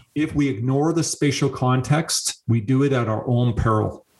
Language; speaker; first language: English; native; English